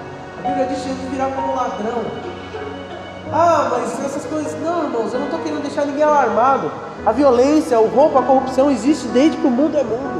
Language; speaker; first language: Portuguese; native; Portuguese